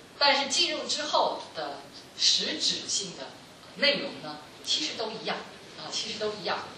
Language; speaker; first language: Chinese; non-native, local second language; Cantonese